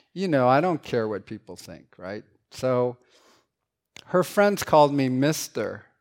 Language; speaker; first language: English; early bilingual, other home language; Korean